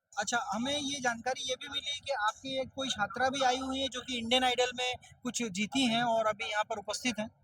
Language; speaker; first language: Hindi; native; Hindi